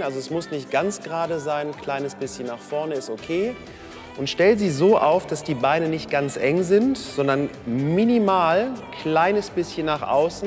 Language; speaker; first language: German; native; German